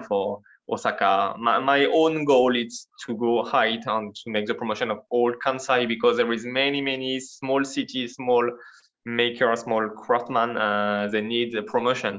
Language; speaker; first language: English; non-native, learner; French